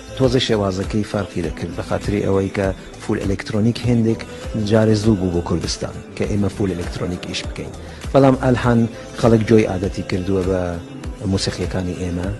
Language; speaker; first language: Central Kurdish; non-native, fluent; Persian